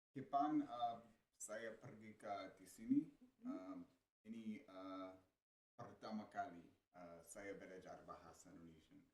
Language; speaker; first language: Indonesian; non-native, learner; English